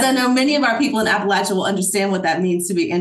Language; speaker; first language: English; native; English